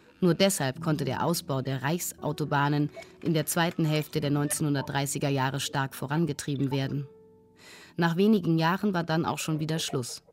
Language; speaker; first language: German; native; German